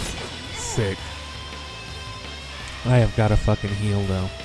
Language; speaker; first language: English; native; English